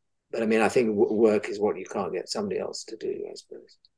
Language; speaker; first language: English; native; English